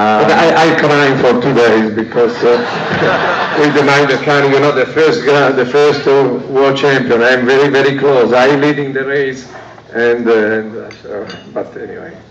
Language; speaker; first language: English; non-native, learner; Italian